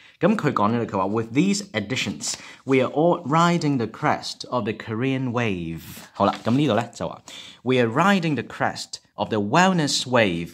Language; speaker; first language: English; non-native, local second language; Cantonese